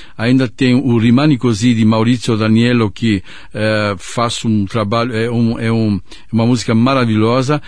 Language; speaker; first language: Portuguese; non-native, fluent; Italian